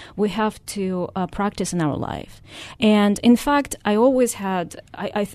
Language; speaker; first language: English; non-native, fluent; Russian